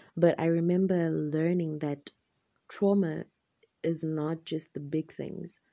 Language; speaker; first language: English; non-native, local second language; Shona